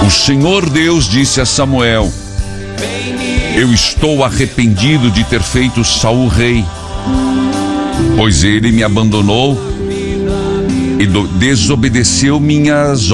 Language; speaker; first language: Portuguese; native; Portuguese